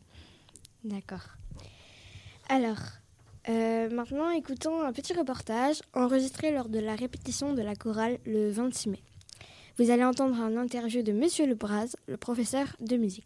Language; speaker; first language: French; native; French